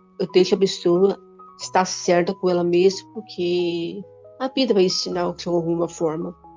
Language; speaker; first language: Portuguese; non-native, local second language; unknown